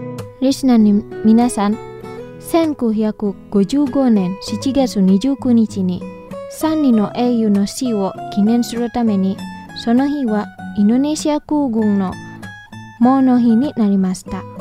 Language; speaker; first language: Japanese; non-native, fluent; Indonesian